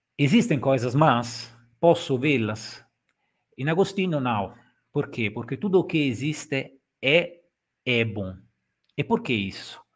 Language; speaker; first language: Portuguese; non-native, fluent; Italian